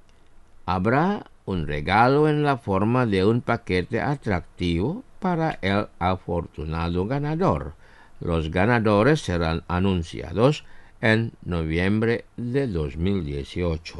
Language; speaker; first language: Spanish; non-native, fluent; Indonesian